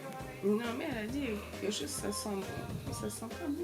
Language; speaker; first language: French; native; French